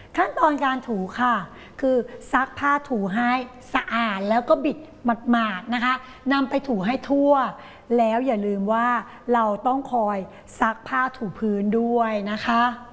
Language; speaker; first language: Thai; native; Thai